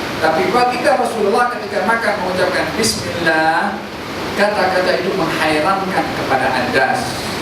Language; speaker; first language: Malay; native; Malay